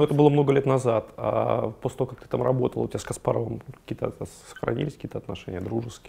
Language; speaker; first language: Russian; native; Russian